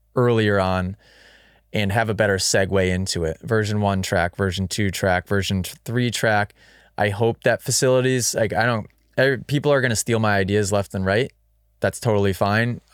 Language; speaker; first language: English; native; English